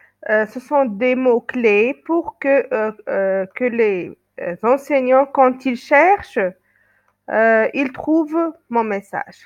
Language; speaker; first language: French; non-native, local second language; Arabic